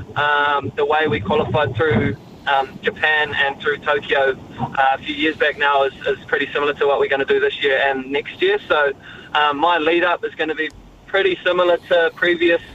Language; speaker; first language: English; native; English